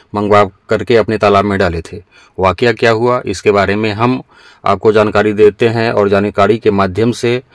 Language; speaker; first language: Hindi; native; Hindi